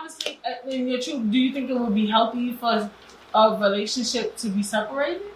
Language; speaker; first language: English; native; English